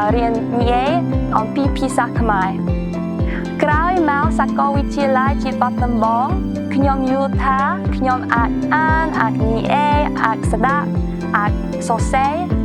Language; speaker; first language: Khmer; non-native, learner; English